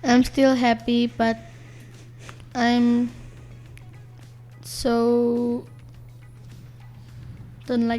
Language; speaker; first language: English; non-native, learner; Indonesian